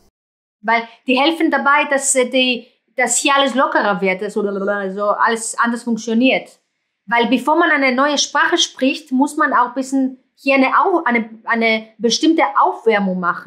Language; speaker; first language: German; non-native, fluent; Greek